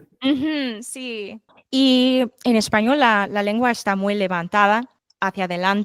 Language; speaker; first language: Spanish; non-native, fluent; English